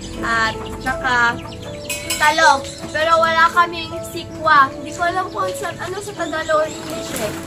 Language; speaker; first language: Filipino; non-native, local second language; Cebuano